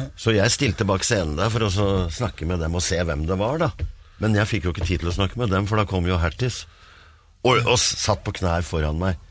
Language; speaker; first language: Norwegian; native; Norwegian